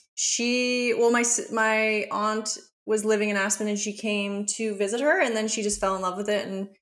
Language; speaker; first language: English; native; English